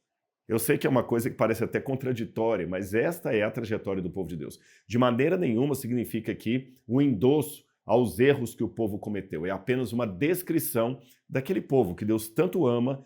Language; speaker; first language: Portuguese; native; Portuguese